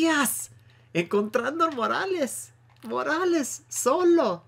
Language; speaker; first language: Spanish; early bilingual, heritage; Spanish